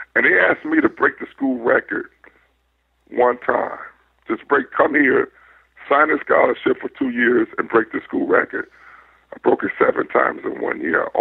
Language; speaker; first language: English; native; English